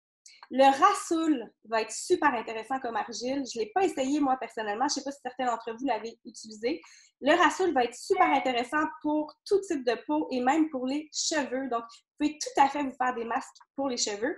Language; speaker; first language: French; native; French